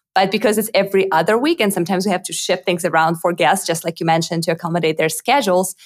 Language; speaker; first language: English; non-native, fluent; Russian